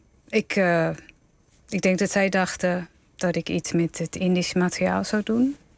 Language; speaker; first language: Dutch; non-native, fluent; English